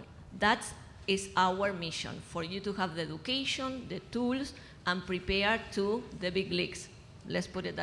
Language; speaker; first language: English; non-native, fluent; Spanish